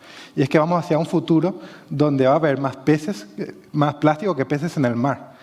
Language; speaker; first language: Spanish; native; Spanish